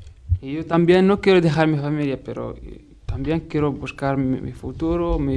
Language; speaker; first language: Spanish; non-native, learner; Arabic